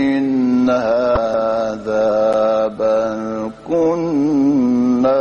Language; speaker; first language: Arabic; native; Arabic